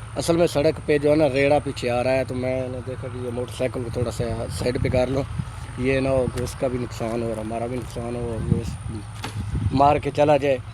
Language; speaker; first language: Urdu; non-native, local second language; Punjabi